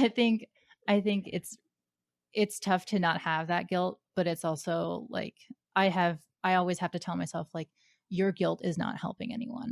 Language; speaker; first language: English; native; English